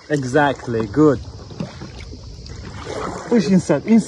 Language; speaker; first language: English; non-native, learner; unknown